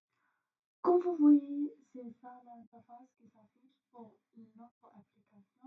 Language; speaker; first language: French; non-native, fluent; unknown